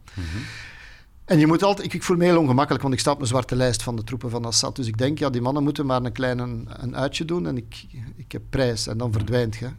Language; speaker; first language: Dutch; native; Dutch